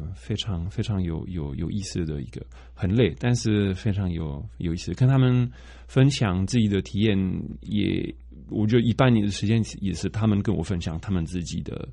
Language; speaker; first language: Chinese; non-native, fluent; French